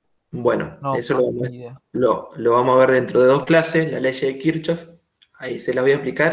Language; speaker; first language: Spanish; native; Spanish